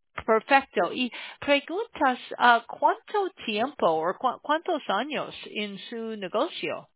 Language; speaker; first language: Spanish; non-native, learner; English